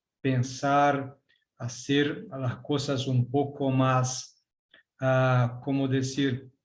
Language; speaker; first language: Spanish; non-native, learner; Portuguese